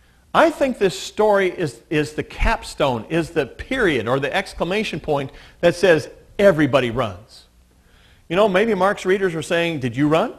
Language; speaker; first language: English; native; English